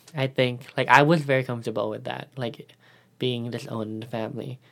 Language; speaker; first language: English; early bilingual, other home language; Thai